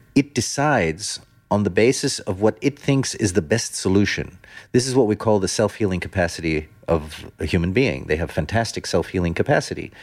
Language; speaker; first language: English; non-native, fluent; Dutch